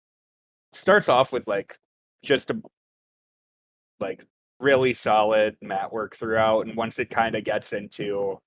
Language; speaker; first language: English; native; English